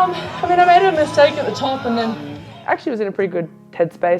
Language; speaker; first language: English; native; English